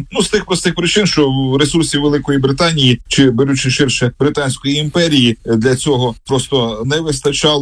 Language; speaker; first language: Ukrainian; native; Ukrainian